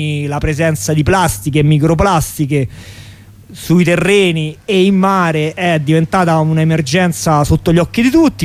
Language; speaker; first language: Italian; native; Italian